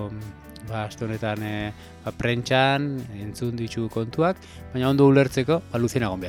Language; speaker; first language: Basque; native; Basque